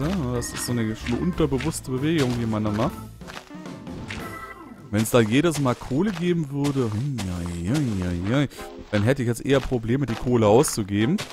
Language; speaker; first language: German; native; German